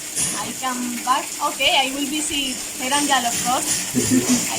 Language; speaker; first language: English; non-native, learner; Spanish